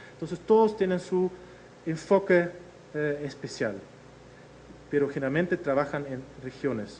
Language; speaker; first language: Spanish; non-native, fluent; Dutch